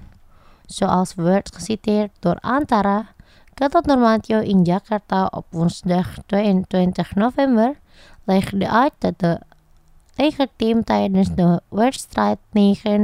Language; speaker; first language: Dutch; non-native, fluent; Indonesian